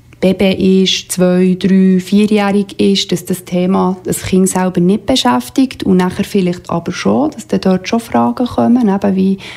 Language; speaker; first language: German; native; German